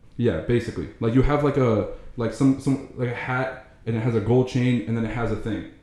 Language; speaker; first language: English; early bilingual, other home language; Arabic